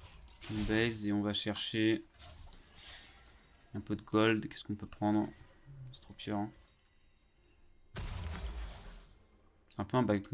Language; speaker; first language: French; native; French